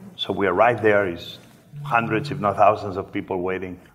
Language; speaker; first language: English; non-native, fluent; Spanish